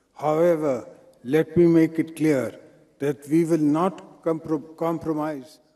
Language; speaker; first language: English; non-native, local second language; Sindhi